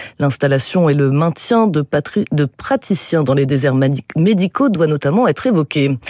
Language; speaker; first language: French; native; French